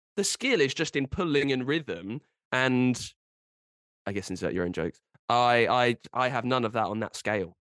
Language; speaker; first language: English; native; English